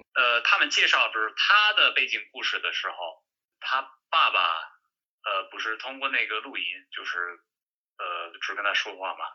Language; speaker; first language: Chinese; non-native, fluent; English